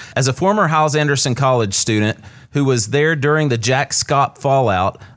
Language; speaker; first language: English; native; English